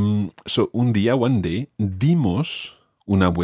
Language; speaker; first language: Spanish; non-native, fluent; English